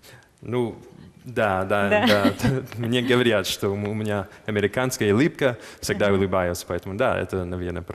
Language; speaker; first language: Russian; non-native, fluent; English